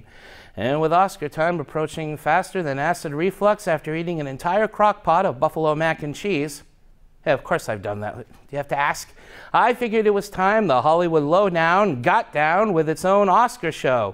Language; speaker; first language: English; native; English